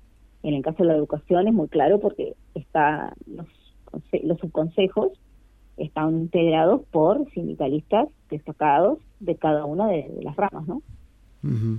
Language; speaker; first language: Spanish; native; Spanish